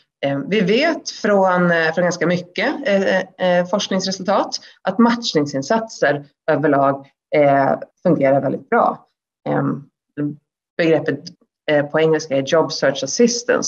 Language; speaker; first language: Swedish; native; Swedish